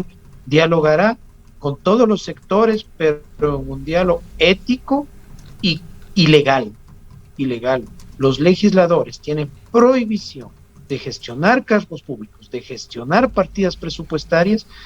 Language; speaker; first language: Spanish; native; Spanish